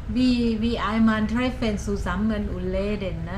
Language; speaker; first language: German; non-native, learner; Thai